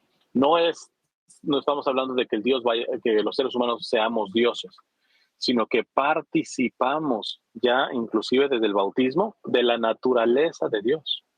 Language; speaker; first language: Spanish; native; Spanish